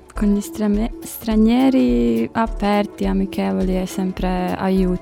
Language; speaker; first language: Italian; non-native, learner; Latvian